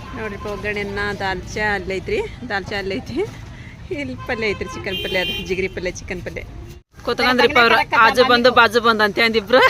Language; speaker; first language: Kannada; non-native, local second language; Urdu